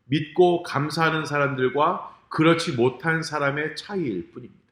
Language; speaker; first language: Korean; native; Korean